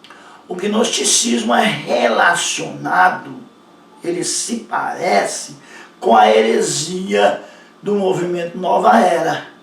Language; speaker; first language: Portuguese; native; Portuguese